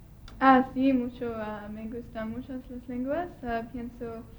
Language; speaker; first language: Spanish; non-native, learner; English